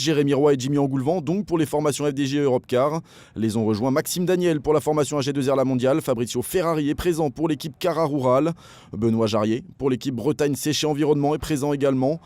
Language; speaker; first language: French; native; French